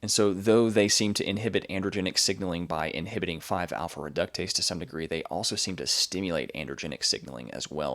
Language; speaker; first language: English; native; English